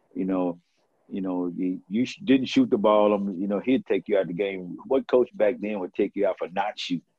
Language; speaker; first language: English; native; English